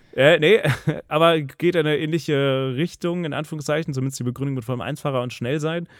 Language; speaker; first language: German; native; German